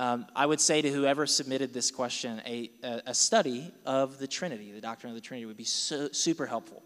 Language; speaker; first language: English; native; English